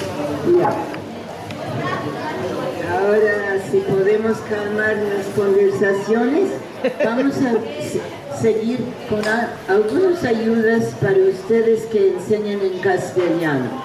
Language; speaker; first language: Spanish; non-native, fluent; English